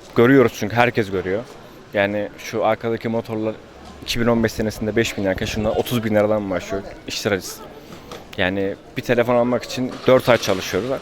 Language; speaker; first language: Turkish; native; Turkish